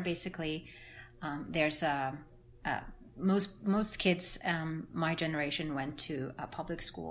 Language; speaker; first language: English; non-native, fluent; Norwegian